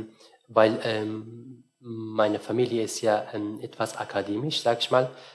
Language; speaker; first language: German; non-native, fluent; Arabic